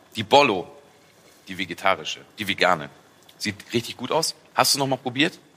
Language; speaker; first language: German; native; German